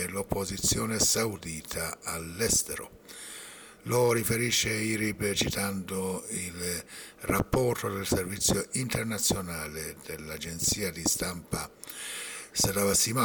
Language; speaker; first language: Italian; non-native, fluent; Persian